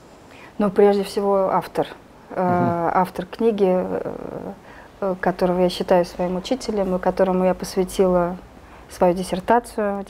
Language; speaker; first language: Russian; native; Russian